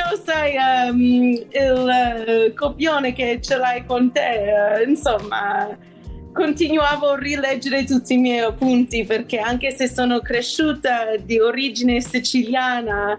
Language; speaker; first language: Italian; non-native, fluent; English